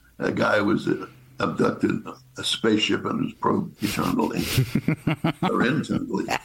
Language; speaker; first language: English; native; English